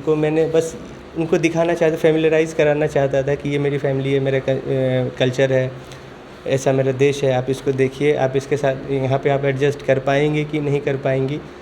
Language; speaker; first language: Hindi; native; Hindi